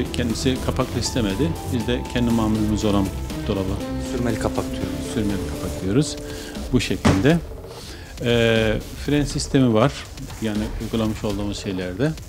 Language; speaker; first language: Turkish; native; Turkish